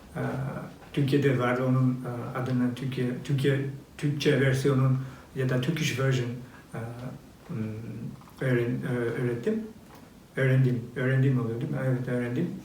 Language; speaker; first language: Turkish; non-native, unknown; Albanian